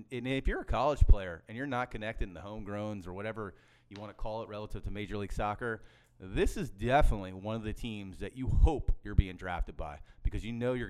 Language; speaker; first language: English; native; English